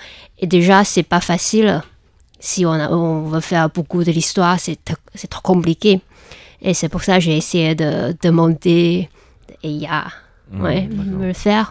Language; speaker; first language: French; non-native, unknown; Chinese